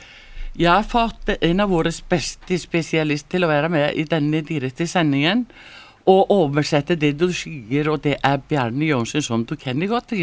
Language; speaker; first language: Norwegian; non-native, learner; Icelandic